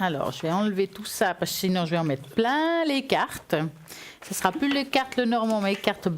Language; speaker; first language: French; native; French